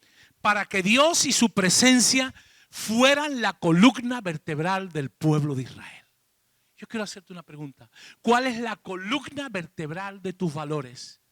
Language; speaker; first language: Spanish; native; Spanish